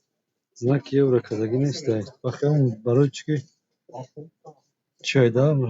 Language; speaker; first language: Persian; native; Persian